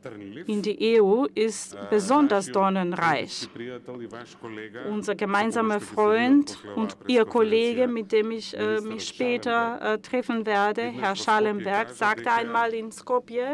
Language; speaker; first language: German; non-native, fluent; Macedonian